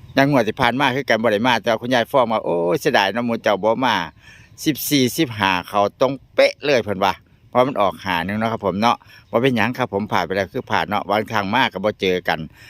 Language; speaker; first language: Thai; native; Thai